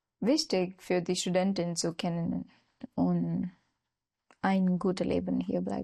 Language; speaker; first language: German; non-native, learner; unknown